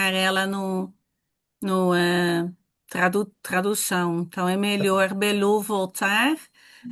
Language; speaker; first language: Portuguese; non-native, fluent; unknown